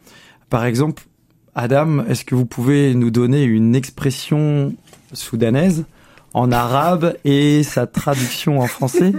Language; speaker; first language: French; native; French